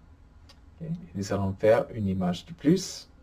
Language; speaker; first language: French; non-native, fluent; English